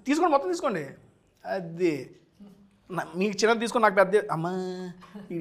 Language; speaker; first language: Telugu; native; Telugu